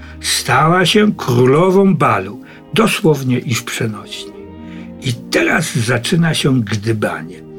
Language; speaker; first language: Polish; native; Polish